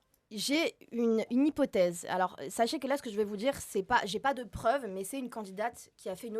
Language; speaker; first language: French; native; French